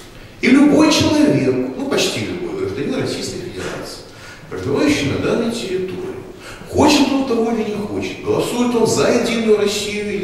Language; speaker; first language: Russian; native; Russian